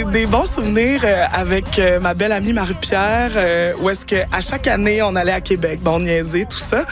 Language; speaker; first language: French; native; French